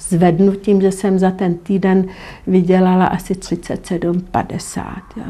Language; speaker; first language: Czech; non-native, local second language; German